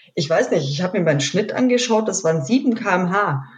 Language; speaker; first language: German; native; German